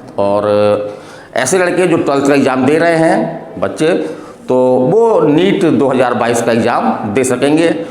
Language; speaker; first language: Hindi; native; Hindi